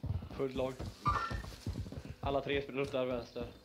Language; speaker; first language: Swedish; native; Swedish